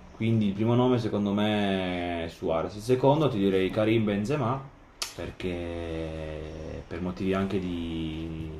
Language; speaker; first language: Italian; non-native, fluent; Arabic